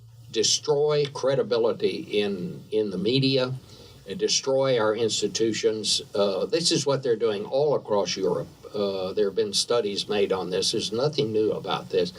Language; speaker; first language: English; native; English